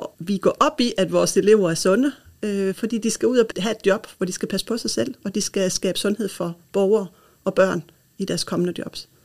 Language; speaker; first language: Danish; native; Danish